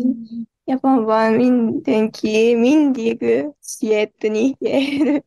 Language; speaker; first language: Hungarian; non-native, learner; Japanese